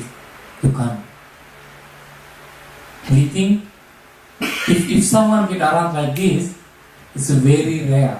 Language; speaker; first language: English; non-native, learner; Sinhala